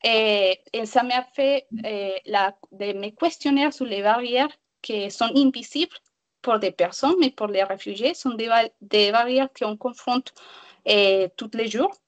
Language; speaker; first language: French; non-native, learner; Spanish